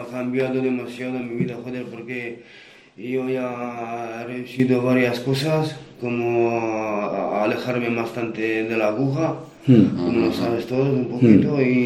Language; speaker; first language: Spanish; non-native, fluent; Romanian